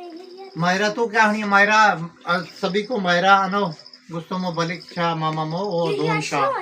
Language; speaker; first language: Filipino; non-native, learner; Punjabi